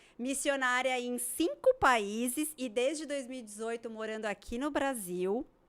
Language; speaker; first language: Portuguese; native; Portuguese